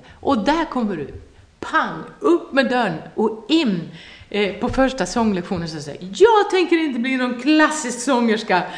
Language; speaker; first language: Swedish; non-native, local second language; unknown